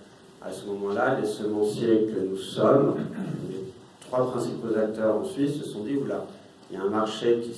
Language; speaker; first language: French; native; French